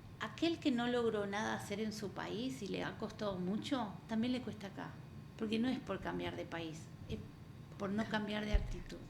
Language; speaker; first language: Spanish; native; Spanish